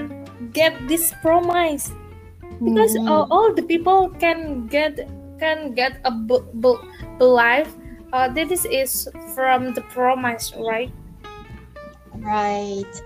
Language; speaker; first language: English; non-native, learner; Indonesian